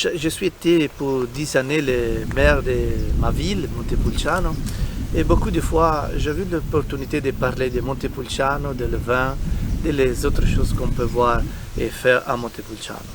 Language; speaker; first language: French; non-native, learner; Italian